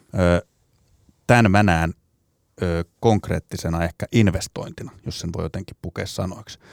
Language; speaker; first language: Finnish; native; Finnish